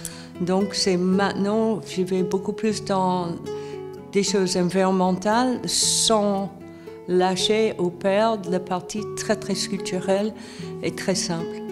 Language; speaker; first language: French; non-native, fluent; English